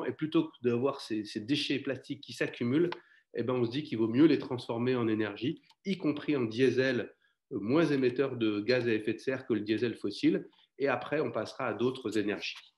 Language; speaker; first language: French; native; French